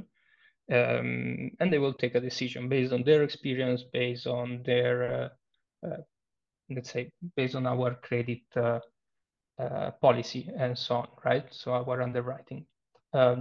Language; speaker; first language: English; non-native, fluent; Italian